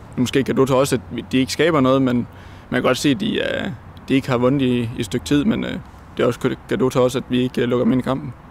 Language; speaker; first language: Danish; native; Danish